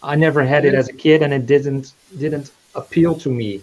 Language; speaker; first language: English; non-native, fluent; Dutch